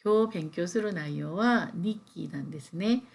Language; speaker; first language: Japanese; non-native, fluent; Korean